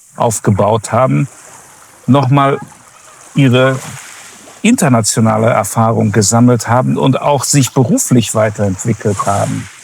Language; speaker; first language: German; early bilingual, other home language; Croatian